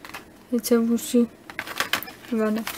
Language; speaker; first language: French; non-native, learner; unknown